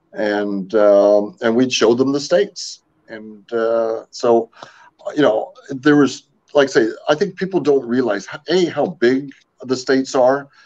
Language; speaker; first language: English; native; English